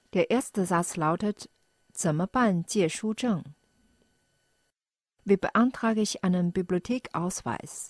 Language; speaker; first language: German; non-native, fluent; Chinese